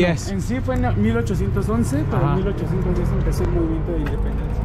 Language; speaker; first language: Spanish; native; Spanish